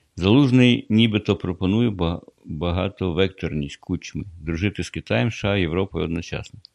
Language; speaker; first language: Ukrainian; non-native, local second language; Russian